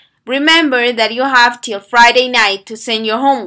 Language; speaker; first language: English; non-native, fluent; Spanish